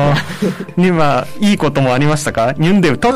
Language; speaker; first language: Vietnamese; non-native, fluent; Japanese